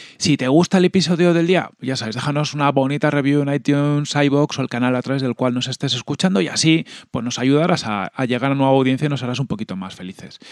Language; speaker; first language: Spanish; native; Spanish